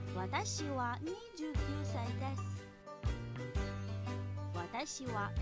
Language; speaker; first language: Japanese; non-native, learner; Italian